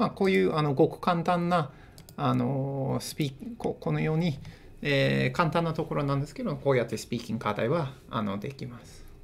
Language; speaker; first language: Japanese; non-native, fluent; English